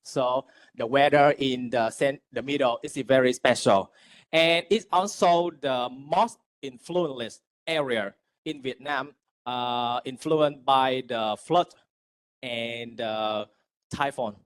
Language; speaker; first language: English; non-native, fluent; Vietnamese